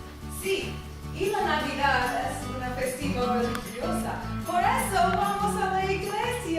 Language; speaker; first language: Spanish; non-native, learner; English